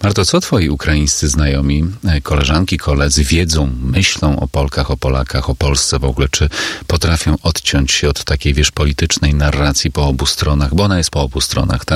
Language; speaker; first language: Polish; native; Polish